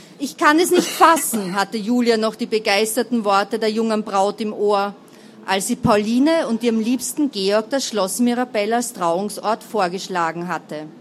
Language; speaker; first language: German; native; German